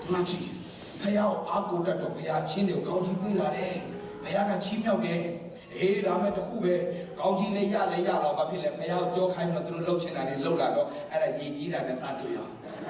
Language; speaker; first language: Burmese; non-native, local second language; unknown